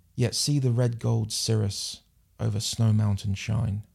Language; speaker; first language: English; native; English